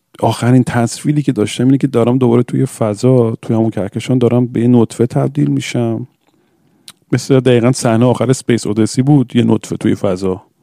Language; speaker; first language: Persian; early bilingual, heritage; English